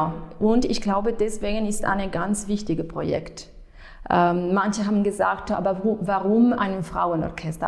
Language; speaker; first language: German; non-native, fluent; Italian